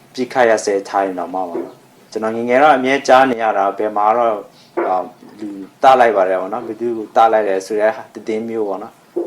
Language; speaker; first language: Burmese; non-native, local second language; S'gaw Karen